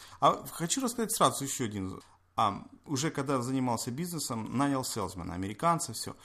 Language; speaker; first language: Russian; native; Russian